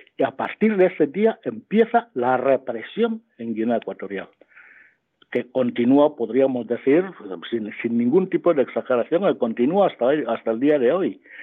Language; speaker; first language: Spanish; non-native, local second language; Fang